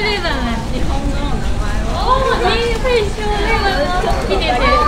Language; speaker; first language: Chinese; non-native, learner; Japanese